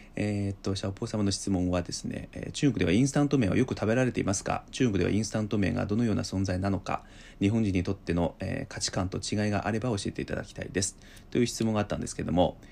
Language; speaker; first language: Japanese; non-native, fluent; Chinese